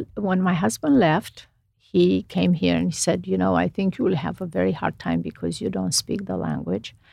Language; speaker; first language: English; non-native, fluent; Romanian